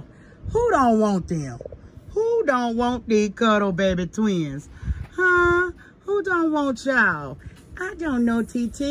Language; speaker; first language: English; native; English